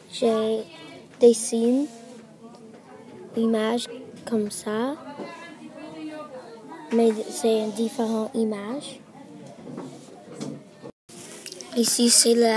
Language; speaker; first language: French; non-native, learner; English